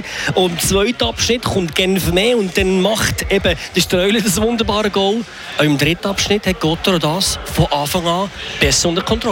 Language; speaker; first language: German; native; German